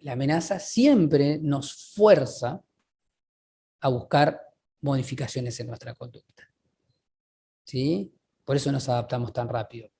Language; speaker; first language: Spanish; native; Spanish